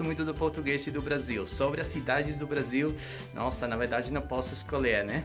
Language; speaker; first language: Portuguese; non-native, fluent; Spanish